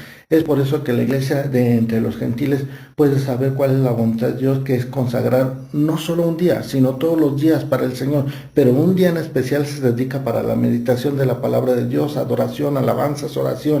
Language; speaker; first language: Spanish; native; Spanish